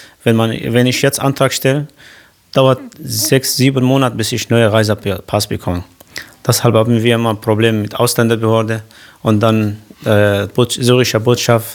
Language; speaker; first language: German; non-native, local second language; Kurdish